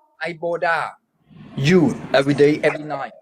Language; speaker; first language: English; non-native, learner; Thai